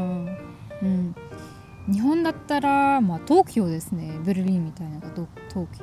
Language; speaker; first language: Japanese; non-native, learner; German